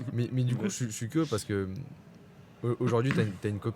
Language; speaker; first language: French; native; French